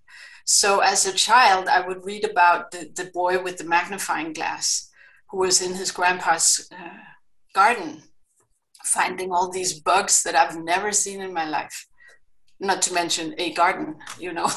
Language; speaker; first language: English; non-native, fluent; Kalaallisut